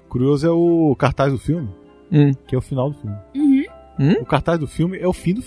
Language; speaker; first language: Portuguese; native; Portuguese